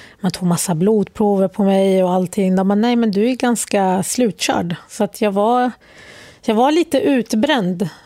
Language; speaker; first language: Swedish; early bilingual, other home language; Arabic